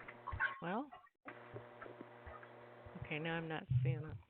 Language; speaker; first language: English; native; English